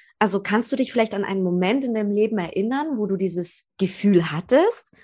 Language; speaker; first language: German; native; German